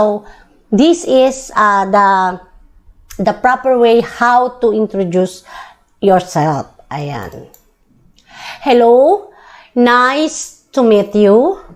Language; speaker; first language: English; non-native, local second language; Filipino